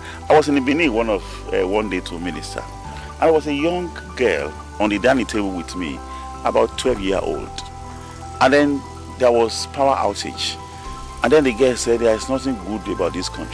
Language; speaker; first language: English; non-native, local second language; Yoruba